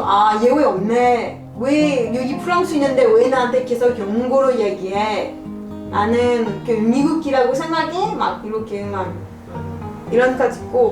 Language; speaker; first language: Korean; non-native, learner; French